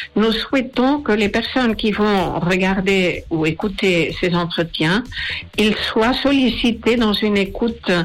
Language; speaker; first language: French; non-native, fluent; Spanish